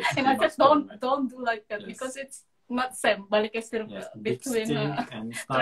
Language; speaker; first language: English; non-native, learner; Indonesian